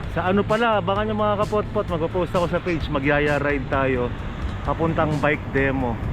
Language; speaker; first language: Filipino; native; Filipino